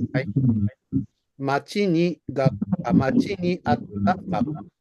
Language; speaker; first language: Japanese; non-native, fluent; Indonesian